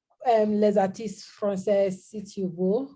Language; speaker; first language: French; non-native, learner; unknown